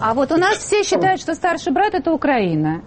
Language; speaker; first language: Russian; native; Russian